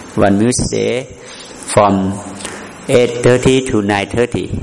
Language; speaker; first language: English; non-native, learner; Thai